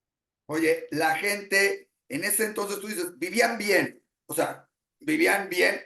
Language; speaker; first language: Spanish; native; Spanish